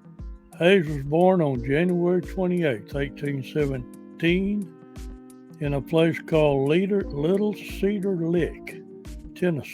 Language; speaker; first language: English; native; English